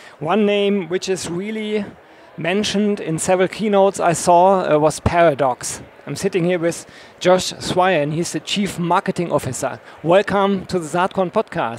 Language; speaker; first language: English; non-native, fluent; German